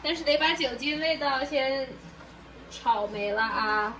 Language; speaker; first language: Chinese; early bilingual, heritage; Chinese